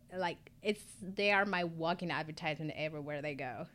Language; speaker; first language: English; non-native, fluent; Spanish